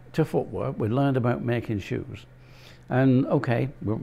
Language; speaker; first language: English; native; English